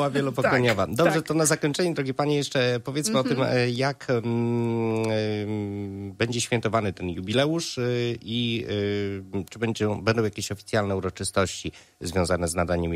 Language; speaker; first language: Polish; native; Polish